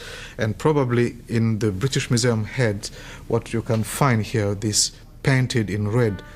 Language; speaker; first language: English; non-native, fluent; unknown